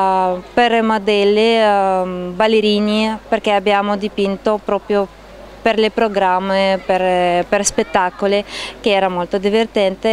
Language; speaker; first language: Italian; non-native, learner; Russian